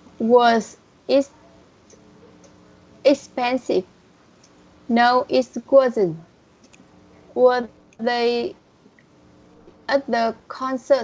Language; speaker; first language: English; non-native, learner; Vietnamese